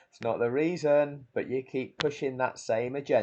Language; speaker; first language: English; native; English